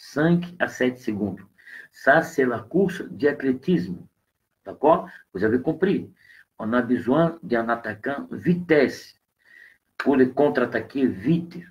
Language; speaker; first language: French; non-native, learner; Portuguese